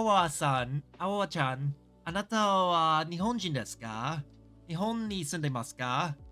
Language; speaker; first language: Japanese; non-native, learner; English